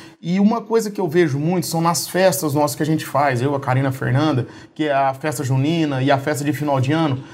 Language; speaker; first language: Portuguese; native; Portuguese